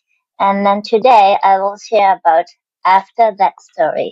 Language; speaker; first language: English; non-native, learner; Japanese